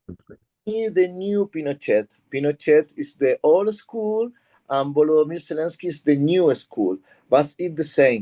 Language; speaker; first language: English; non-native, learner; Spanish